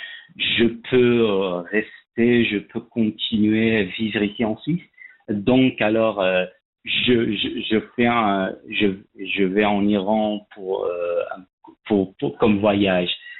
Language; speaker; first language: French; non-native, learner; Persian